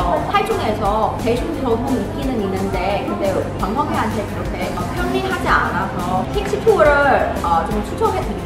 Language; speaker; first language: Korean; non-native, fluent; Chinese